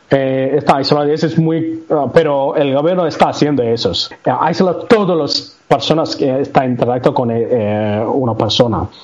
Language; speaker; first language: Spanish; non-native, learner; Tamil